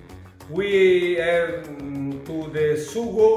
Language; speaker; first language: English; non-native, learner; Italian